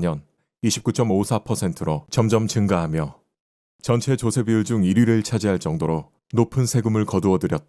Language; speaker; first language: Korean; native; Korean